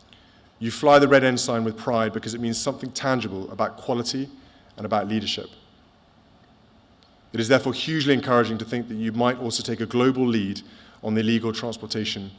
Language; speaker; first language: English; native; English